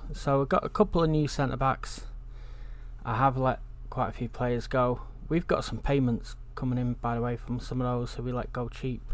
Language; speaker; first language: English; native; English